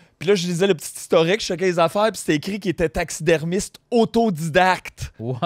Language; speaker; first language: French; native; French